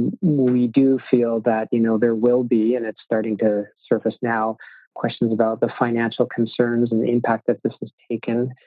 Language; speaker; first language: English; native; English